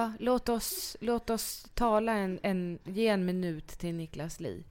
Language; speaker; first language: Swedish; native; Swedish